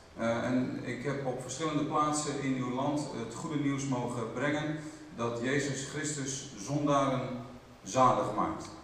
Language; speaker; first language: Dutch; native; Dutch